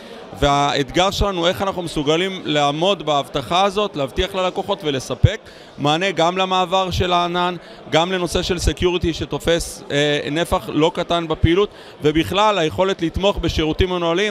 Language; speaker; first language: Hebrew; native; Hebrew